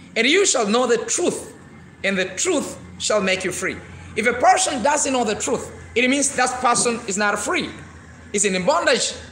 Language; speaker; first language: English; non-native, local second language; Swahili